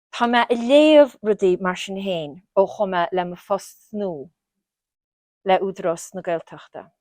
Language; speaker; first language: Irish; native; Irish